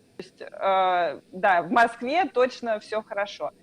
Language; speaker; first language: Russian; native; Russian